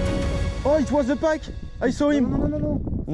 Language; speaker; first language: English; non-native, learner; French